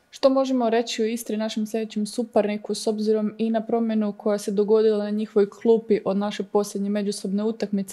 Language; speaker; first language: Serbian; native; Serbian